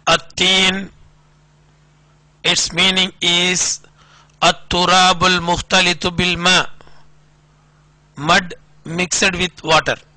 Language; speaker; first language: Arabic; non-native, fluent; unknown